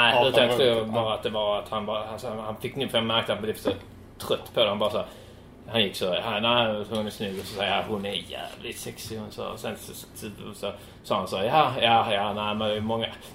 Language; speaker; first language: Swedish; native; Swedish